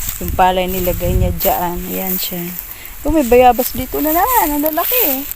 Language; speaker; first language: Filipino; native; Filipino